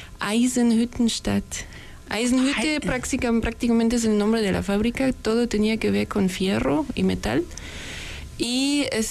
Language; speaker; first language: Spanish; non-native, fluent; German